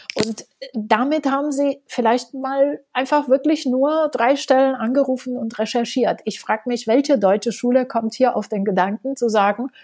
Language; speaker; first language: German; non-native, fluent; Romanian